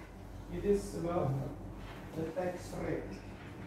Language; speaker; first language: English; non-native, fluent; Indonesian